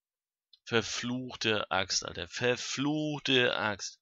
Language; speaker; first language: German; native; German